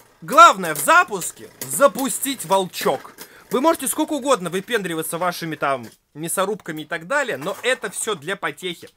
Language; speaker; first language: Russian; native; Russian